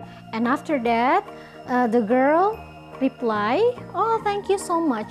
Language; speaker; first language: English; non-native, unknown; Indonesian